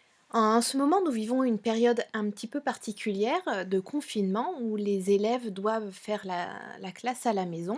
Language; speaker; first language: French; native; French